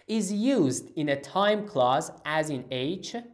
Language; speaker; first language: English; non-native, fluent; Persian